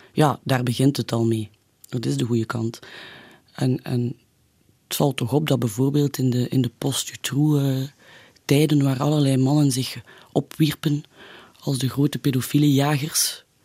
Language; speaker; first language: Dutch; native; Dutch